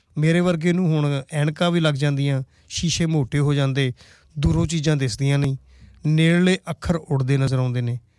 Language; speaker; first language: Punjabi; native; Punjabi